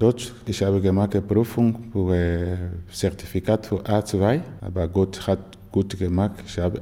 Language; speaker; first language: German; non-native, learner; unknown